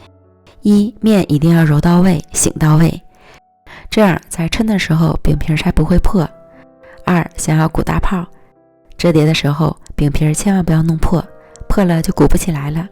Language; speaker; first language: Chinese; native; Chinese